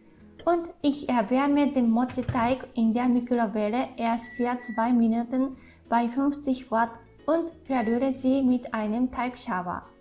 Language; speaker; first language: German; non-native, fluent; Japanese